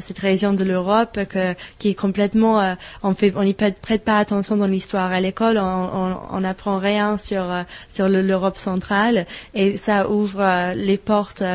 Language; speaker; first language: French; non-native, fluent; English